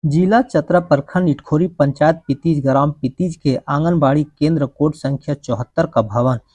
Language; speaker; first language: Hindi; native; Hindi